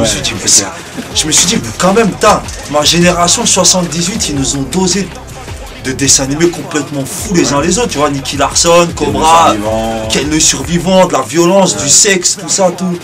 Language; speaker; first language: French; early bilingual, other home language; Arabic